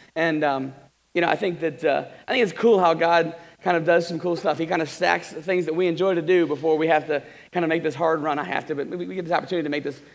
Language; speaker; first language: English; native; English